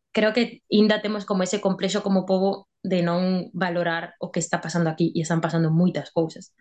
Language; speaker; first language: Galician; non-native, local second language; Spanish